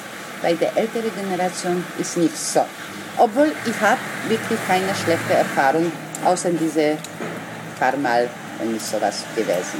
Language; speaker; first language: German; non-native, learner; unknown